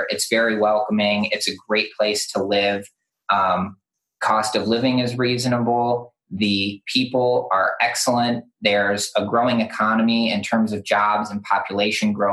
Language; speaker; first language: English; native; English